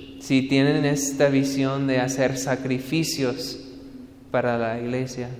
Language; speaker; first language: Spanish; non-native, fluent; English